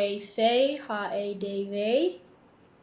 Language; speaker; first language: Indonesian; early bilingual, heritage; Dutch